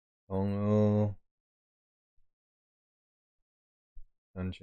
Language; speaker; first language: Korean; non-native, learner; English